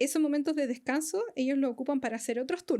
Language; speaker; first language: Spanish; native; Spanish